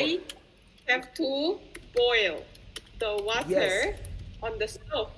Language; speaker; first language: English; non-native, fluent; Indonesian